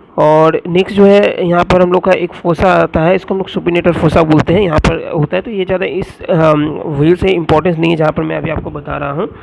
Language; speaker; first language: Hindi; non-native, local second language; Bangla